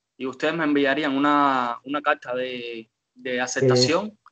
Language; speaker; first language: Spanish; native; Spanish